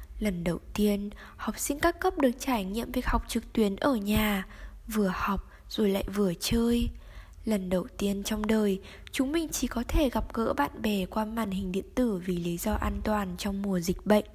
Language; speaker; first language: Vietnamese; native; Vietnamese